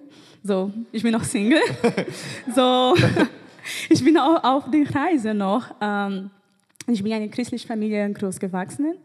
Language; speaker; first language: German; non-native, fluent; Portuguese